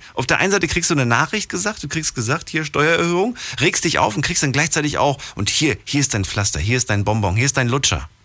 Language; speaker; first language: German; native; German